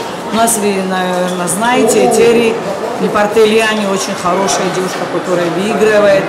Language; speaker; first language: Russian; non-native, learner; Georgian